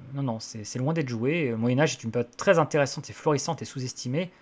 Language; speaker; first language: French; native; French